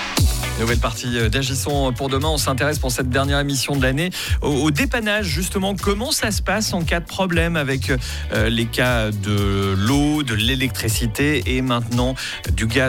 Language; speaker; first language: French; native; French